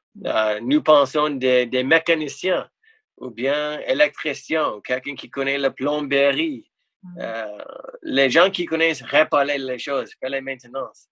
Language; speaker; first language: French; non-native, fluent; English